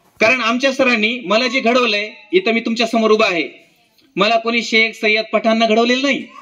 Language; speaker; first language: Marathi; non-native, local second language; Urdu